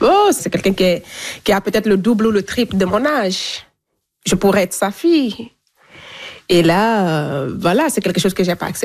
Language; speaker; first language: French; non-native, local second language; Fula